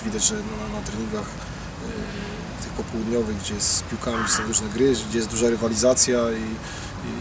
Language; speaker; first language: Polish; native; Polish